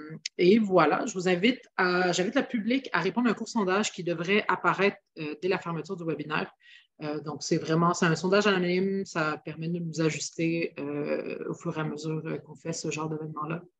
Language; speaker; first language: French; native; French